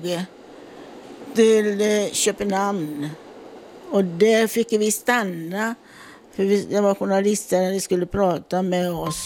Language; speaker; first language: Swedish; non-native, fluent; Italian